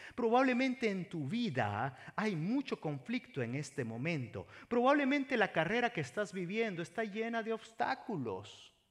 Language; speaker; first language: Spanish; native; Spanish